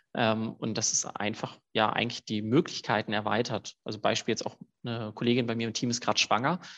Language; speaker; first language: German; native; German